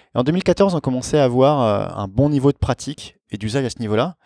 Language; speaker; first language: French; native; French